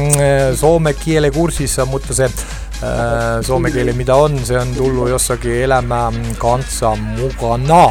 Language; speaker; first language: Finnish; non-native, learner; Estonian